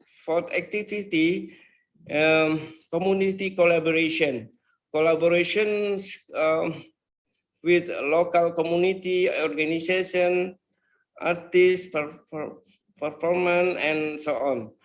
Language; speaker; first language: English; non-native, fluent; Indonesian